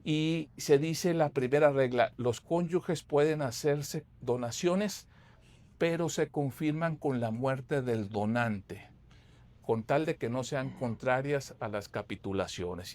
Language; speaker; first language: Spanish; native; Spanish